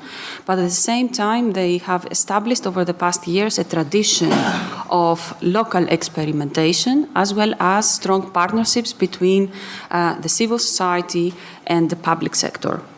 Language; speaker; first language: English; non-native, fluent; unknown